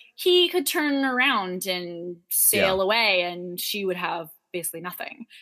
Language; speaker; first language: English; native; English